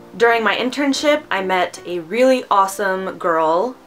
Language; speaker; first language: English; early bilingual, other home language; Romanian